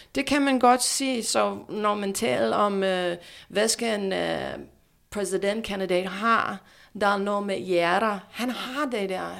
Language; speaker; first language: Danish; non-native, fluent; English